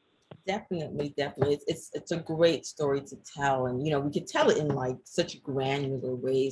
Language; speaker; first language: English; native; English